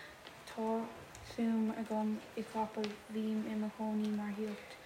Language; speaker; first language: Irish; non-native, local second language; English